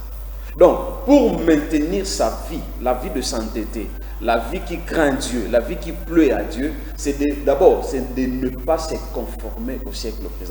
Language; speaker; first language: French; non-native, local second language; Lingala